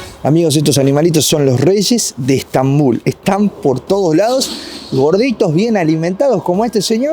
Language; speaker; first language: Spanish; native; Spanish